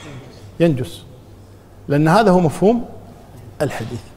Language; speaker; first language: Arabic; native; Arabic